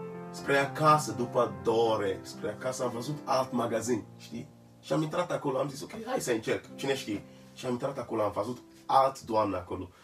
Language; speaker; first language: Romanian; non-native, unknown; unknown